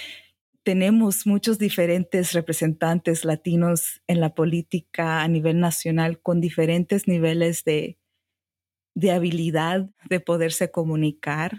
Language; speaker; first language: Spanish; early bilingual, heritage; Spanish